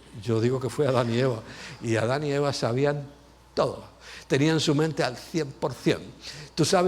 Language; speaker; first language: Spanish; native; Spanish